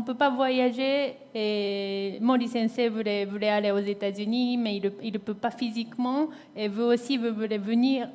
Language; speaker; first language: French; non-native, fluent; Japanese